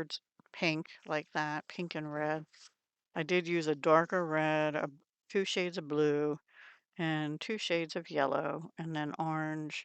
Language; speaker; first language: English; native; English